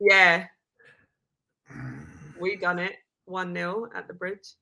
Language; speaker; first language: English; native; English